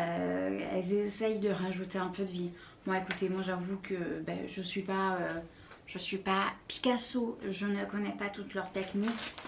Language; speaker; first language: French; native; French